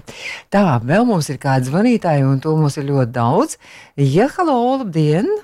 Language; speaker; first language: Latvian; native; Latvian